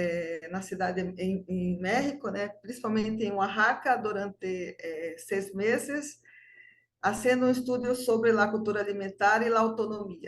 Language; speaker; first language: Portuguese; non-native, fluent; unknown